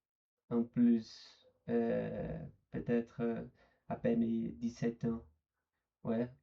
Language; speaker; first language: French; non-native, learner; Portuguese